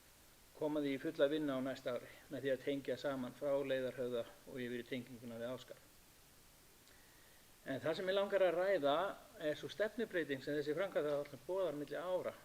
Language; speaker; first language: Icelandic; native; Icelandic